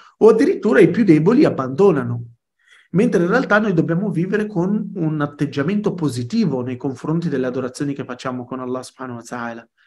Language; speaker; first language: Italian; early bilingual, other home language; Arabic